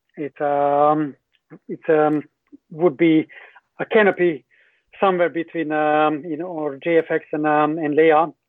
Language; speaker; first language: English; non-native, fluent; Hungarian